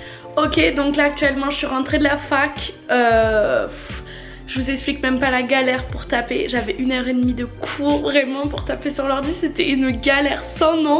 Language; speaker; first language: French; native; French